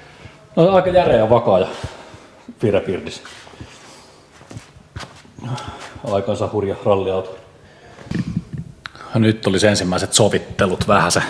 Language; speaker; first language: Finnish; native; Finnish